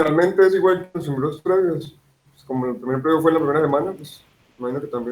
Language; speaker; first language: Spanish; native; Spanish